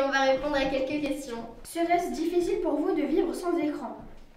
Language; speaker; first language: French; native; French